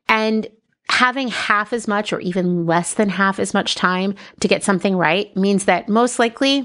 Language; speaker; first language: English; native; English